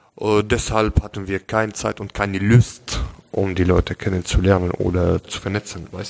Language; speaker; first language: German; non-native, local second language; Arabic